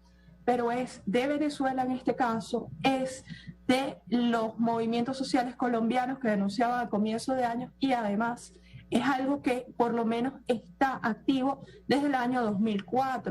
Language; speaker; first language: Spanish; native; Spanish